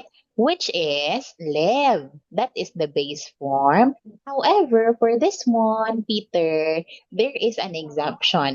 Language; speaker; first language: English; non-native, local second language; Filipino